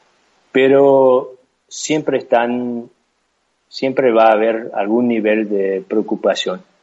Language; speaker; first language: Spanish; non-native, fluent; English